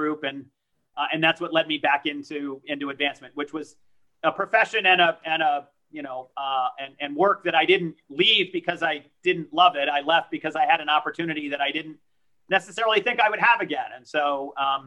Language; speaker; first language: English; early bilingual, other home language; French